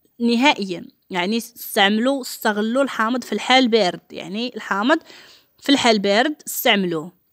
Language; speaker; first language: Arabic; native; Arabic